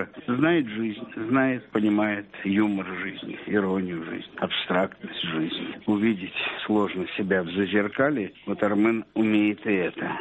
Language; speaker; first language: Russian; native; Russian